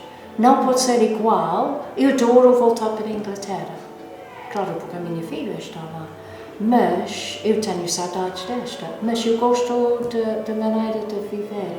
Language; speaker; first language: Portuguese; non-native, fluent; English